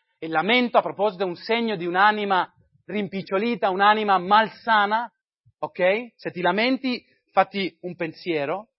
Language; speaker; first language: Italian; non-native, fluent; English